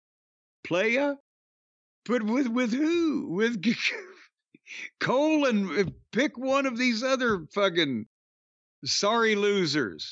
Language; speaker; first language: English; native; English